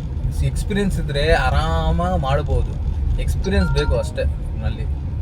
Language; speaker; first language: Kannada; non-native, local second language; Urdu